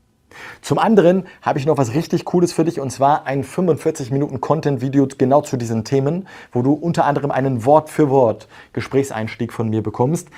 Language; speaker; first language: German; native; German